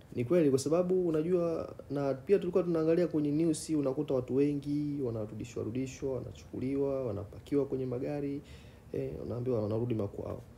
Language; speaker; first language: Swahili; native; Swahili